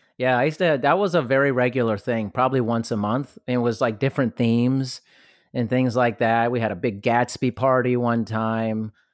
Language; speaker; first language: English; native; English